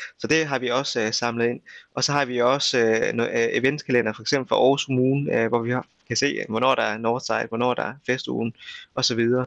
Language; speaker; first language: Danish; early bilingual, other home language; Vietnamese